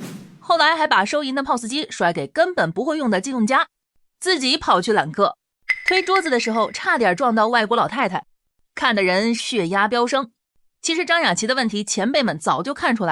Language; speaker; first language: Chinese; native; Chinese